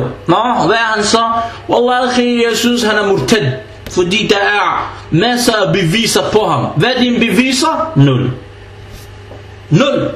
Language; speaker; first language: Danish; early bilingual, other home language; Arabic